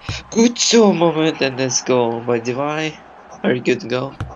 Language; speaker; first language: English; non-native, learner; Russian